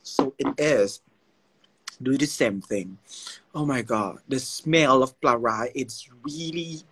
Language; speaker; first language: English; non-native, learner; Thai